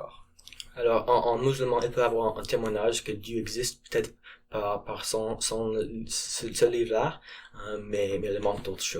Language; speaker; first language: French; non-native, learner; English